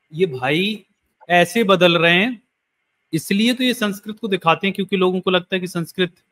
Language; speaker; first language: Hindi; native; Hindi